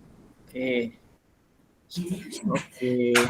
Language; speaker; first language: English; non-native, learner; Indonesian